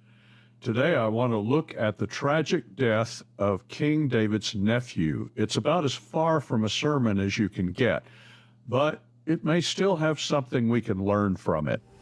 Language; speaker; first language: English; native; English